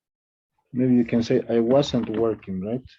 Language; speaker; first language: English; non-native, fluent; Spanish